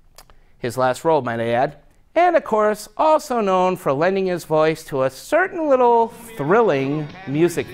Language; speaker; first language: English; native; English